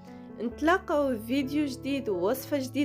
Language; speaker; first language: Arabic; native; Arabic